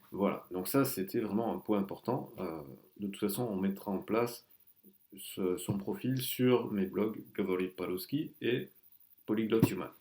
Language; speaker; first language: French; native; French